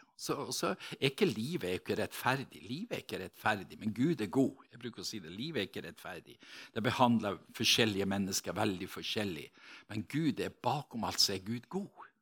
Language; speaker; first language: Norwegian; native; Norwegian